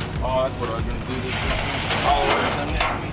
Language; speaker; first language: English; native; English